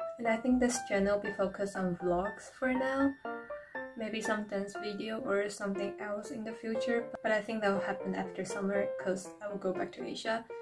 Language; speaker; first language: English; non-native, fluent; Chinese